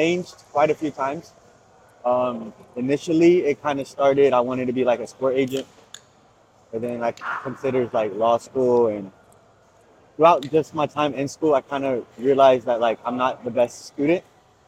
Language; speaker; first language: English; native; English